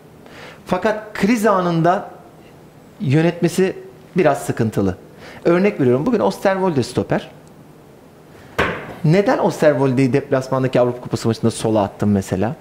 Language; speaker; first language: Turkish; native; Turkish